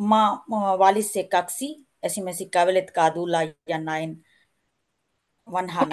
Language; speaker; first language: Finnish; non-native, learner; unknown